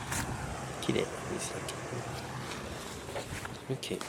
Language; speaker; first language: French; non-native, learner; Japanese